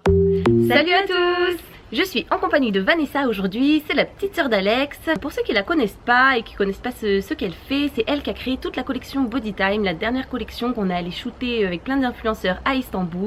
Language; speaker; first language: French; native; French